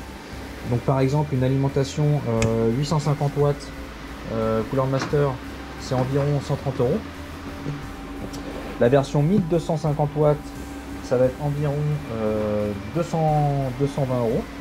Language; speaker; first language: French; native; French